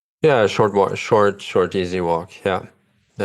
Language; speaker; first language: English; non-native, fluent; Norwegian